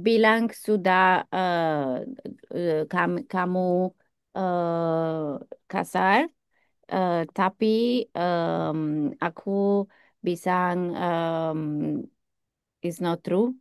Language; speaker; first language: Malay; non-native, learner; German